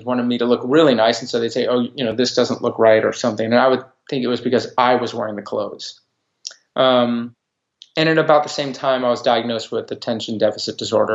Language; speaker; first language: English; native; English